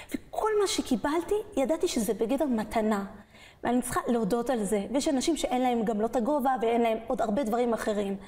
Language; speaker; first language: Hebrew; early bilingual, other home language; French